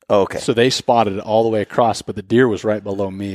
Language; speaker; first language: English; native; English